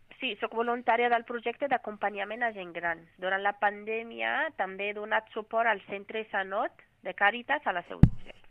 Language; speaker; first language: Catalan; non-native, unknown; Arabic